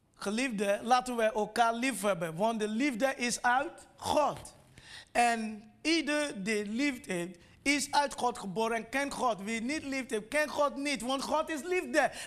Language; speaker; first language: Dutch; non-native, fluent; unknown